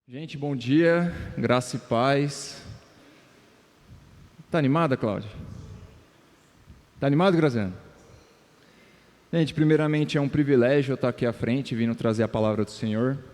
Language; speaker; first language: Portuguese; native; Portuguese